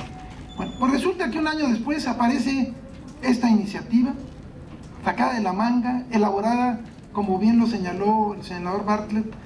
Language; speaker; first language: Spanish; native; Spanish